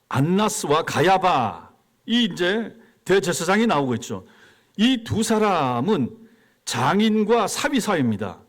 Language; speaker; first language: Korean; native; Korean